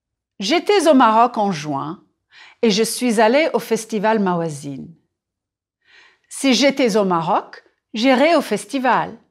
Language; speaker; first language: French; non-native, fluent; English